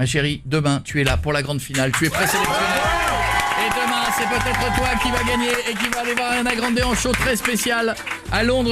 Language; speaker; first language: French; native; French